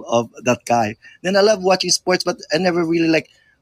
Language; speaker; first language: English; non-native, local second language; Filipino